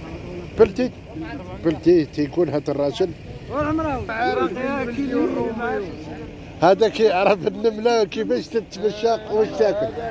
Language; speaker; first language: Arabic; native; Arabic